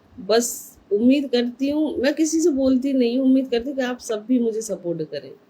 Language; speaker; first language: Hindi; non-native, local second language; Bangla